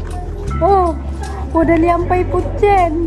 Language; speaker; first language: Chinese; non-native, learner; Filipino